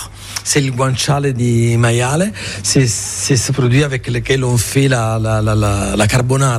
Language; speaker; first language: French; non-native, fluent; Italian